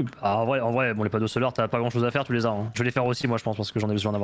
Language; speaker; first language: French; native; French